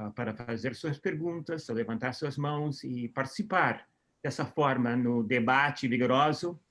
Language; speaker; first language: Portuguese; non-native, fluent; English